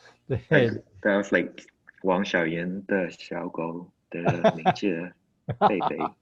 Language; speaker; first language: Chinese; non-native, learner; English